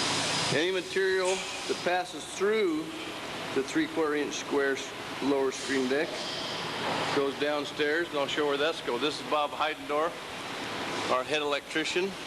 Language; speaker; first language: English; native; English